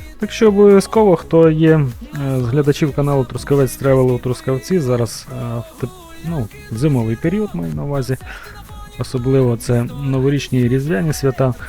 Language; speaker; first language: Ukrainian; native; Ukrainian